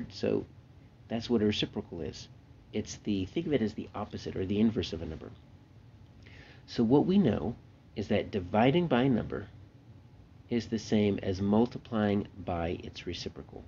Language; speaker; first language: English; native; English